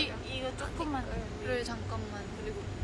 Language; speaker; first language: Korean; native; Korean